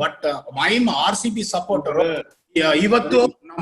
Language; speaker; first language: Kannada; non-native, local second language; Tamil